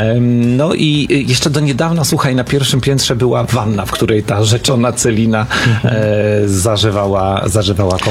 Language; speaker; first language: Polish; native; Polish